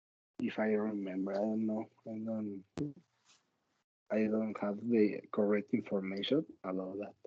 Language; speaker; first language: English; non-native, learner; Spanish